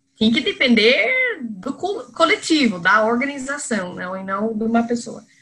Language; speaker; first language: Portuguese; non-native, fluent; English